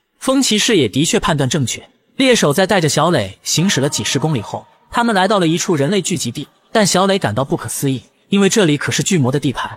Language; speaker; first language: Chinese; native; Chinese